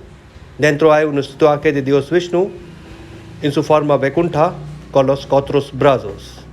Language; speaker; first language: Spanish; non-native, learner; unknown